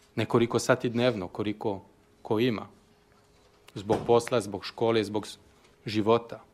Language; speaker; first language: Serbian; native; Serbian